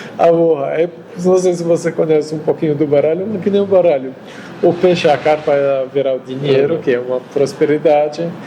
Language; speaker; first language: Portuguese; non-native, fluent; Arabic